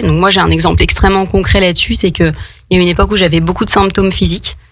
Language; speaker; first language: French; native; French